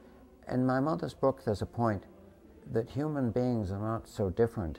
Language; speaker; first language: English; native; English